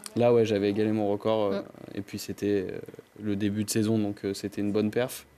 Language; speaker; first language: French; native; French